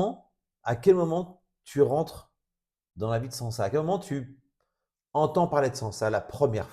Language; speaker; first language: French; native; French